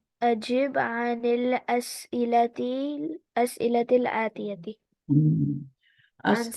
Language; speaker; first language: Arabic; non-native, learner; Urdu